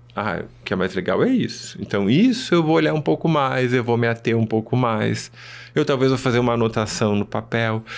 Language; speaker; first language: Portuguese; early bilingual, other home language; Spanish